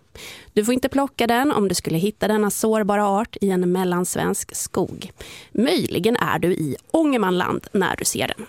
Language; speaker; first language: Swedish; native; Swedish